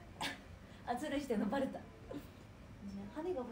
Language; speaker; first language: Japanese; native; Japanese